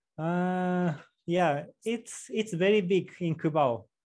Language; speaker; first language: English; non-native, learner; Japanese